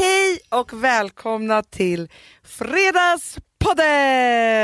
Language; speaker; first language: Swedish; native; Swedish